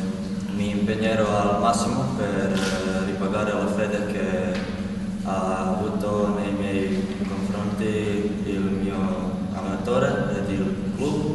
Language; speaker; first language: Italian; non-native, learner; Croatian